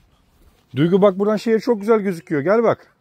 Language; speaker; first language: Turkish; native; Turkish